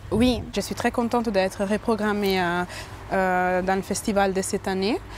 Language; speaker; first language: French; non-native, fluent; Italian